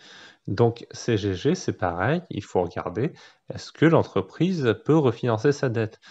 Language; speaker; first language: French; native; French